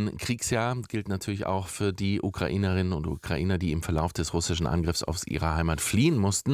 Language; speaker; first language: German; native; German